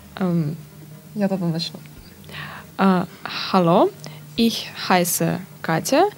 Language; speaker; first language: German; non-native, learner; Russian